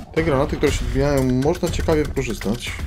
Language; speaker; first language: Polish; native; Polish